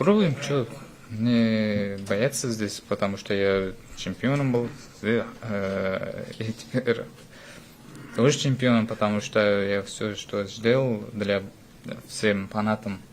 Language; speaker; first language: Russian; non-native, fluent; Uzbek